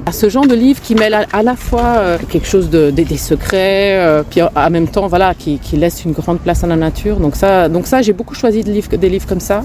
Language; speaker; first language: French; non-native, local second language; Romanian